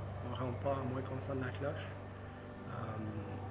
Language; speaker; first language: French; native; French